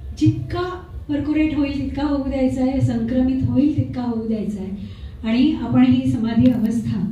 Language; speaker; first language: Marathi; native; Marathi